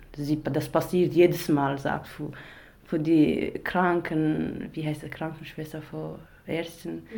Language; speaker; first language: German; non-native, learner; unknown